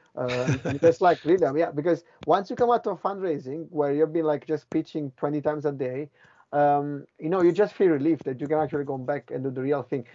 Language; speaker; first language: English; non-native, fluent; Italian